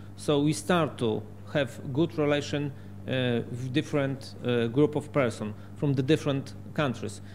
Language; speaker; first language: English; non-native, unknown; Polish